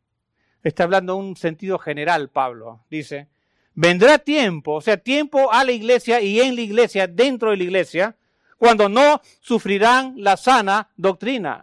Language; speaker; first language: Spanish; native; Spanish